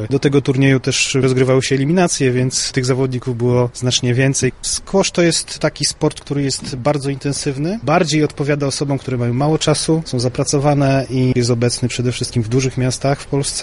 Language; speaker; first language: Polish; native; Polish